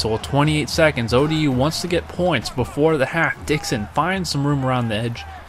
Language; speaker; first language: English; native; English